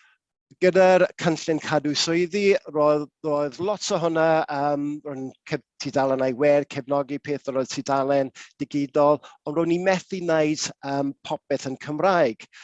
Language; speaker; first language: Welsh; non-native, local second language; English